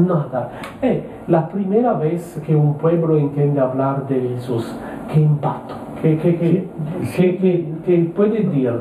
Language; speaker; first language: Spanish; non-native, learner; Italian